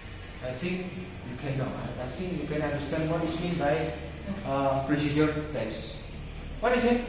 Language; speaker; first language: English; non-native, learner; Indonesian